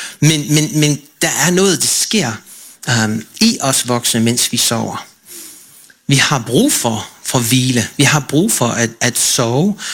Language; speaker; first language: Danish; non-native, fluent; English